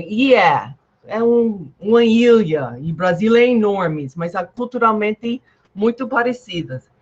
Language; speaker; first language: Portuguese; non-native, fluent; English